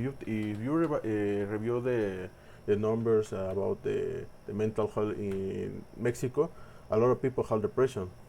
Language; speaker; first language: English; non-native, learner; Spanish